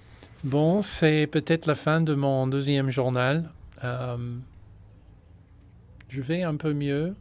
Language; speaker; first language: French; non-native, fluent; English